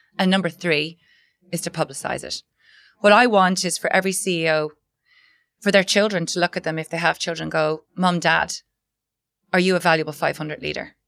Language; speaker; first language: English; native; English